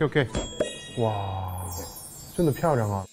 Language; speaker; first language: Chinese; non-native, fluent; Korean